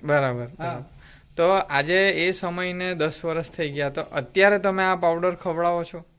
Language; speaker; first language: Gujarati; native; Gujarati